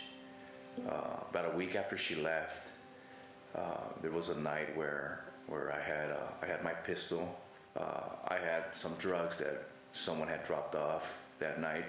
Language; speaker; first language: English; native; English